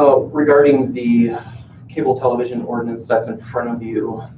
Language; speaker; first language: English; native; English